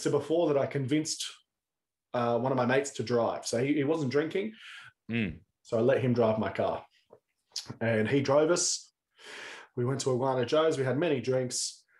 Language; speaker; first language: English; native; English